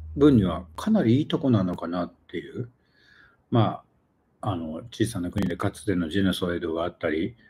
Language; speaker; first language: Japanese; native; Japanese